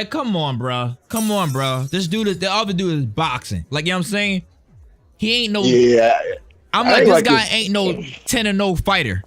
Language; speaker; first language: English; native; English